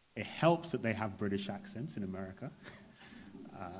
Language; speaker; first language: English; native; English